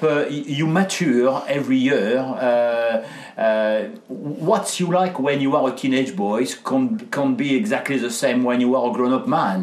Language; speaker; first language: English; non-native, fluent; French